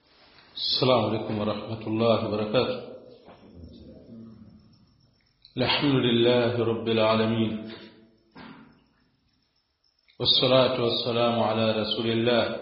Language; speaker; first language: Arabic; non-native, fluent; Swahili